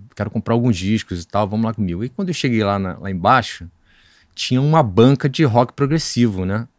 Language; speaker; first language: Portuguese; native; Portuguese